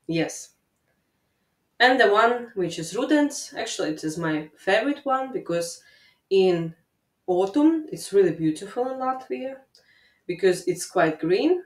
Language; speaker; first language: English; non-native, fluent; Latvian